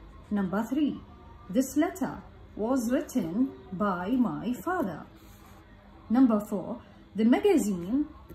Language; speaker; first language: English; non-native, fluent; Arabic